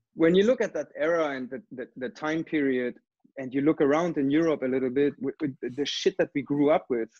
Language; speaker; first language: English; non-native, fluent; German